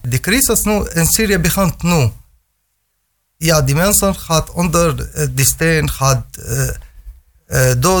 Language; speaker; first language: Dutch; non-native, learner; Arabic